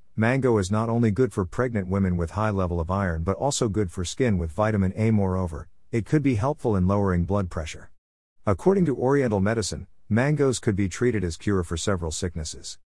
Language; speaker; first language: English; non-native, fluent; Vietnamese